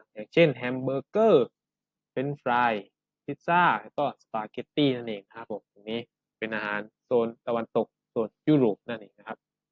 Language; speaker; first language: Thai; native; Thai